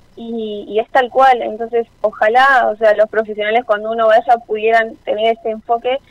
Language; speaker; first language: Spanish; native; Spanish